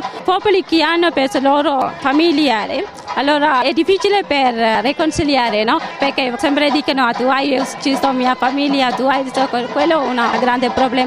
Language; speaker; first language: Italian; non-native, learner; Tamil